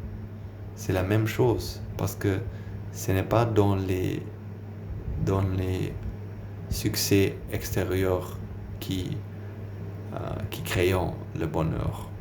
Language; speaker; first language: French; non-native, learner; German